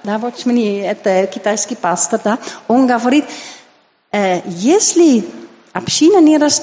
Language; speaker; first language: Russian; non-native, learner; Dutch